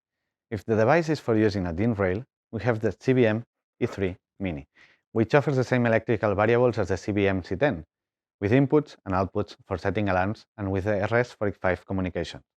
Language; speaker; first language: English; non-native, fluent; Spanish